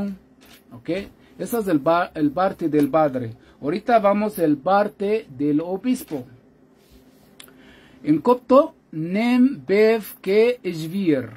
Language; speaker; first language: Spanish; non-native, fluent; Arabic